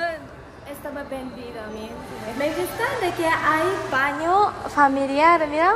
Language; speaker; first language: Spanish; non-native, learner; Japanese